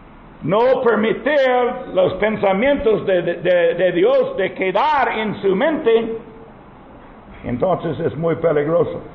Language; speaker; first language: Spanish; non-native, learner; English